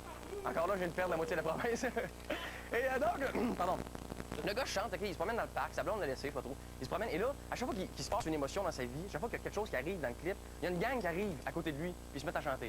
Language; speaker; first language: French; native; French